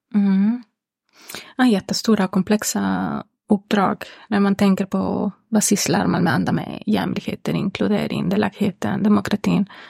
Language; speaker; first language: Swedish; non-native, fluent; Spanish